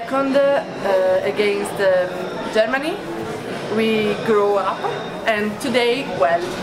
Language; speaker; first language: English; non-native, learner; Italian